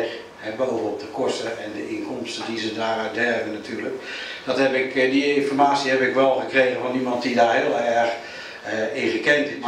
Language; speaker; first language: Dutch; native; Dutch